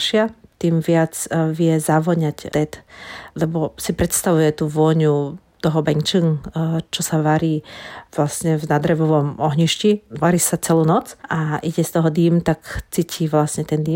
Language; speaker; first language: Slovak; early bilingual, other home language; Vietnamese